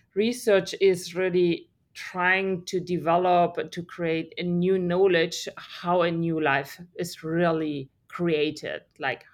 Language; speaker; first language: English; non-native, fluent; German